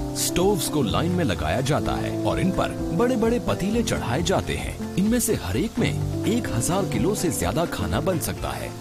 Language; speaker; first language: Hindi; native; Hindi